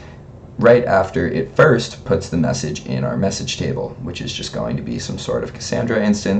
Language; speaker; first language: English; native; English